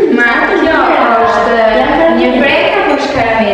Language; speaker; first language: Albanian; early bilingual, heritage; Albanian